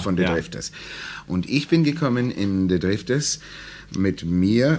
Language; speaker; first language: German; non-native, learner; English